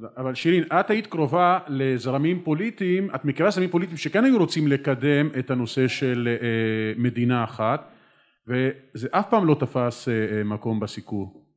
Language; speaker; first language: Hebrew; non-native, local second language; Arabic